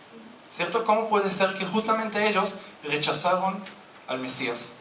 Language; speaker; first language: Spanish; non-native, fluent; Hebrew